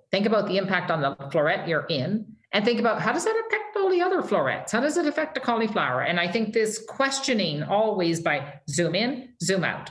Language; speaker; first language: English; native; English